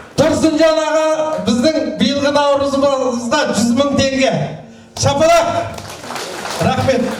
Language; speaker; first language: Kazakh; native; Kazakh